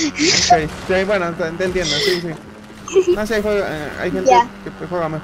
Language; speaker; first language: Spanish; native; Spanish